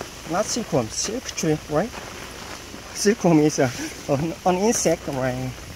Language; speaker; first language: English; non-native, fluent; Korean